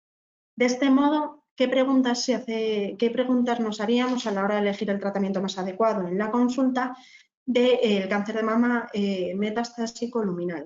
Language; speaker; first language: Spanish; native; Spanish